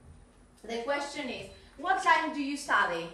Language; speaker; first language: English; non-native, fluent; Spanish